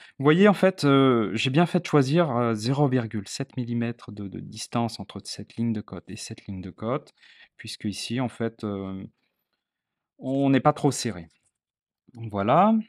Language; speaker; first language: French; native; French